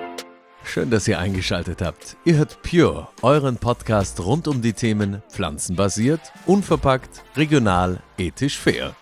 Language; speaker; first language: German; native; German